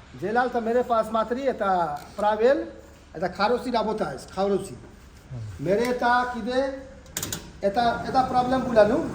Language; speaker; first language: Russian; non-native, learner; Hindi